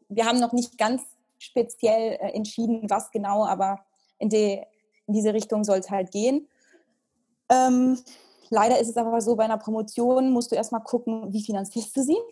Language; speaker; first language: German; early bilingual, heritage; Italian